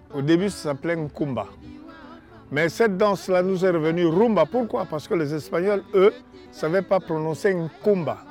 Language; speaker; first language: French; non-native, local second language; Lingala